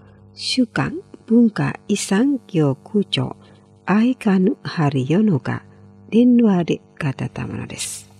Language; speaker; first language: Japanese; non-native, fluent; Indonesian